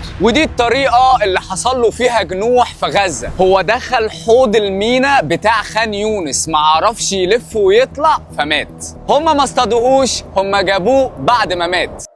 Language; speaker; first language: Egyptian Arabic; native; Egyptian Arabic